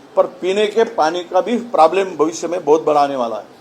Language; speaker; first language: Hindi; non-native, local second language; Marathi